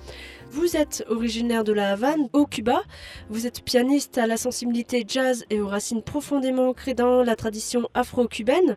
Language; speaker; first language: French; native; French